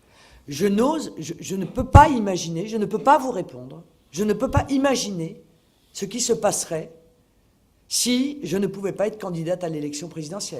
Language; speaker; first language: French; native; French